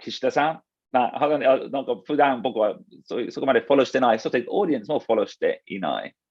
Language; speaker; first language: Japanese; non-native, fluent; English